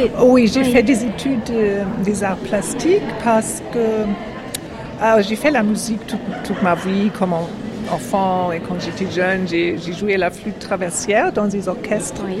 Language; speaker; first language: French; non-native, fluent; German